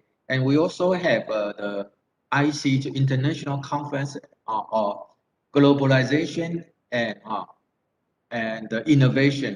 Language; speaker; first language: English; non-native, fluent; Thai